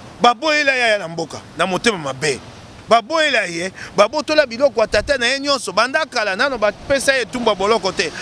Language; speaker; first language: Lingala; non-native, local second language; Luba-Lulua